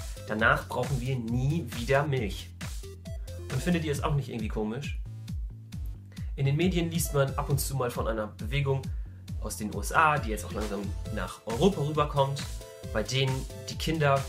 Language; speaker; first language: German; native; German